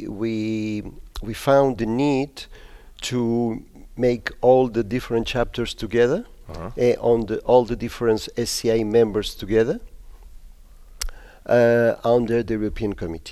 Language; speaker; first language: English; non-native, learner; Spanish